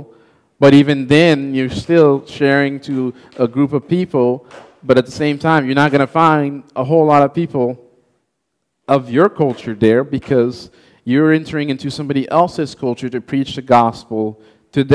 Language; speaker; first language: English; non-native, fluent; Haitian Creole